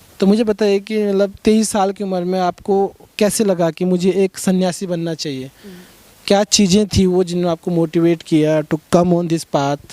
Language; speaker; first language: Hindi; native; Hindi